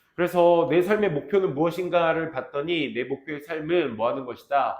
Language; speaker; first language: Korean; native; Korean